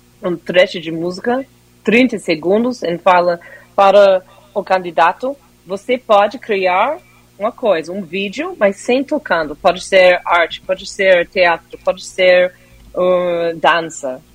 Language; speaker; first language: Portuguese; non-native, fluent; English